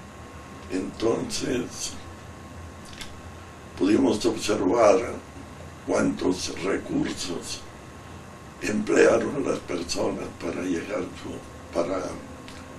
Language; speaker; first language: Spanish; non-native, fluent; Italian